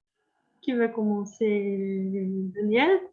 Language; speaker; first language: French; non-native, learner; Portuguese